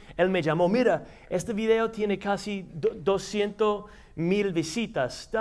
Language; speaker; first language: Spanish; non-native, fluent; English